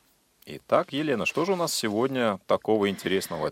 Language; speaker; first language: Russian; native; Russian